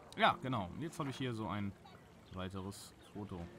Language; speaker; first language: German; native; German